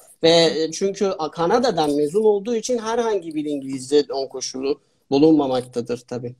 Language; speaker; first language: Turkish; non-native, fluent; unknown